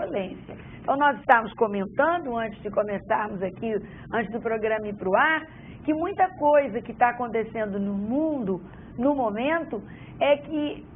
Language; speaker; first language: Portuguese; native; Portuguese